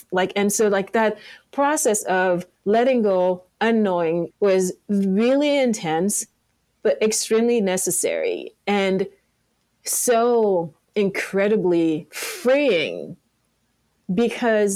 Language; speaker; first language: English; non-native, local second language; French